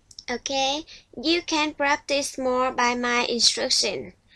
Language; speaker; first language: English; non-native, fluent; Vietnamese